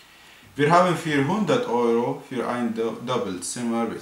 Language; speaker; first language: German; non-native, fluent; Arabic